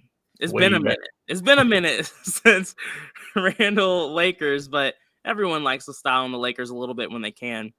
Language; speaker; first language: English; native; English